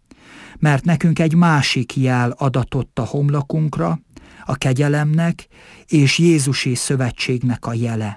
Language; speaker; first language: Hungarian; native; Hungarian